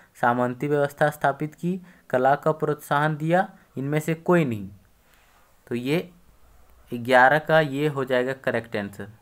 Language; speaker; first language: Hindi; native; Hindi